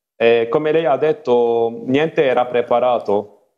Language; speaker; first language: Italian; non-native, fluent; Arabic